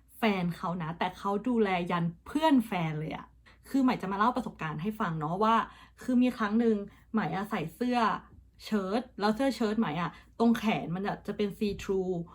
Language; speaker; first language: Thai; early bilingual, heritage; Thai